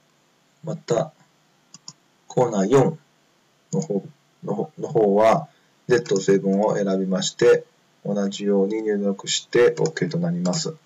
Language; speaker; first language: Japanese; non-native, fluent; Chinese